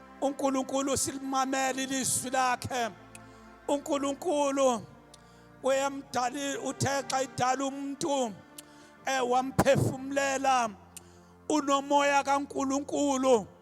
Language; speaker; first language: Zulu; non-native, local second language; Xhosa